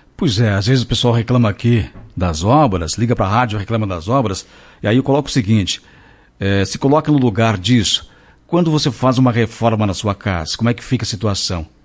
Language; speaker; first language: Portuguese; native; Portuguese